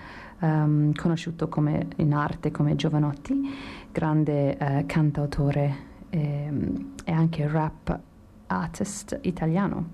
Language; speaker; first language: Italian; non-native, fluent; English